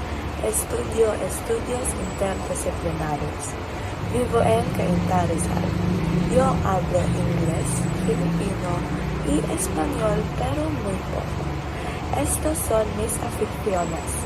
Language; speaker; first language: Spanish; non-native, learner; Filipino